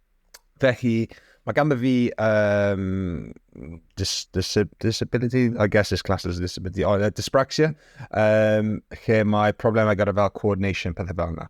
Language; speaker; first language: Welsh; non-native, local second language; English